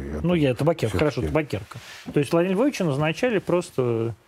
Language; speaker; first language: Russian; native; Russian